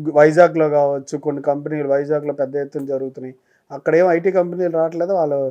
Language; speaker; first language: Telugu; native; Telugu